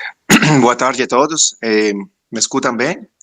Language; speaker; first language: Portuguese; non-native, fluent; Spanish